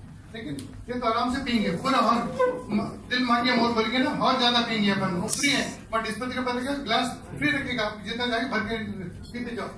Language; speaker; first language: Hindi; native; Hindi